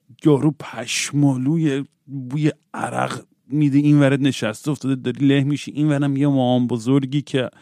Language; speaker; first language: Persian; native; Persian